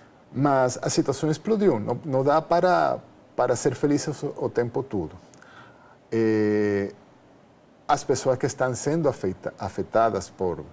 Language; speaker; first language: Portuguese; non-native, fluent; Spanish